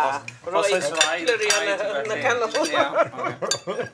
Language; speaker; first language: Welsh; non-native, learner; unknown